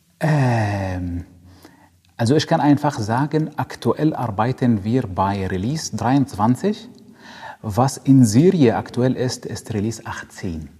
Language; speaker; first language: German; non-native, fluent; Arabic